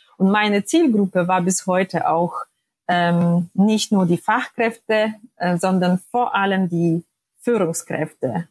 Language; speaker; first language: German; non-native, fluent; Polish